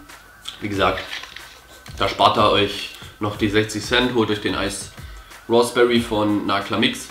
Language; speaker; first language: German; native; German